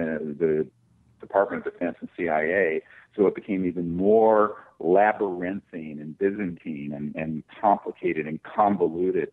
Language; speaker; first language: English; native; English